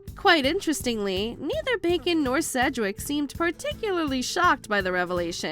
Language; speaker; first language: English; native; English